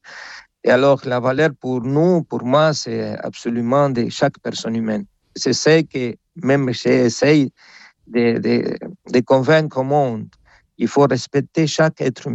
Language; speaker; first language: French; non-native, fluent; Spanish